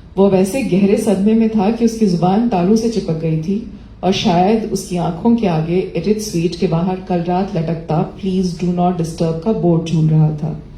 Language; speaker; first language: Hindi; native; Hindi